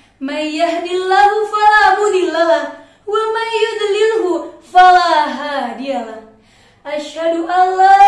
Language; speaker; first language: Arabic; non-native, learner; Indonesian